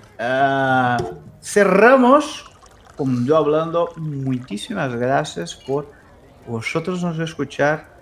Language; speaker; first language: Spanish; non-native, fluent; Portuguese